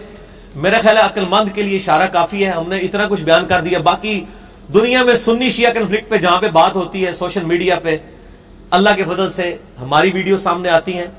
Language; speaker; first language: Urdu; non-native, local second language; Punjabi